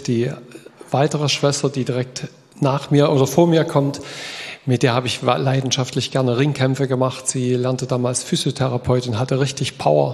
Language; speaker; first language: German; native; German